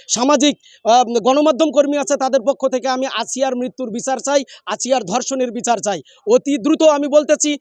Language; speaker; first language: Bangla; native; Bangla